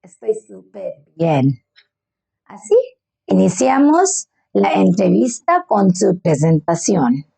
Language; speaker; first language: Spanish; non-native, learner; Bangla